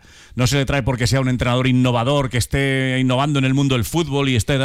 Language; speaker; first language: Spanish; native; Spanish